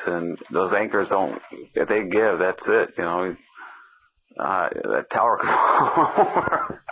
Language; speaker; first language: English; native; English